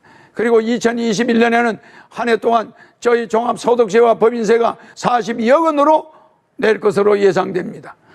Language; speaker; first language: Korean; native; Korean